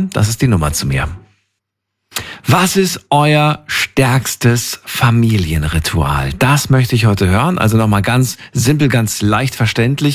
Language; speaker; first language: German; native; German